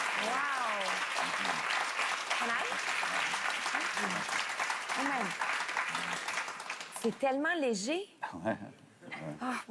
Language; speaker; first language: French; native; French